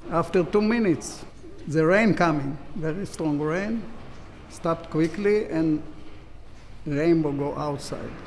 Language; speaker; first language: English; non-native, learner; Hebrew